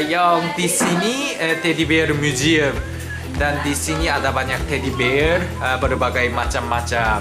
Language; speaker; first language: Indonesian; non-native, learner; Korean